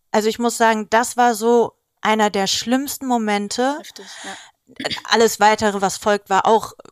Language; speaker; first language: German; early bilingual, other home language; Greek